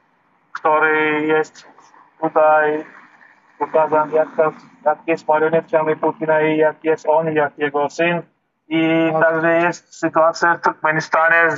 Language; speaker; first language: Polish; non-native, learner; Turkmen